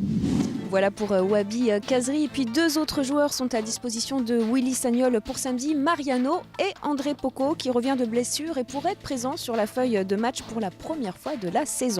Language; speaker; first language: French; native; French